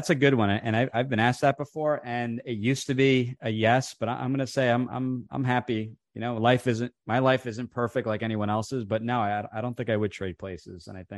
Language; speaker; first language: English; early bilingual, other home language; Italian